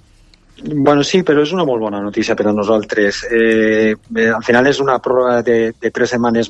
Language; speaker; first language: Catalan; native; Catalan